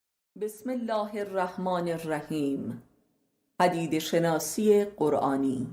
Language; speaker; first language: Persian; native; Persian